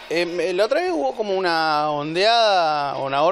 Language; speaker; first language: Spanish; native; Spanish